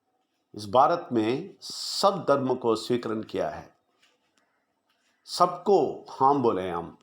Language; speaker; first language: Hindi; non-native, local second language; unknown